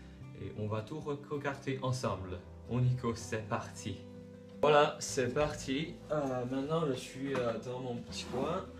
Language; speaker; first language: French; non-native, learner; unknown